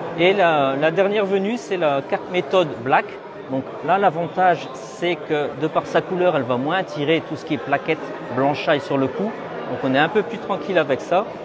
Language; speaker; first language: French; native; French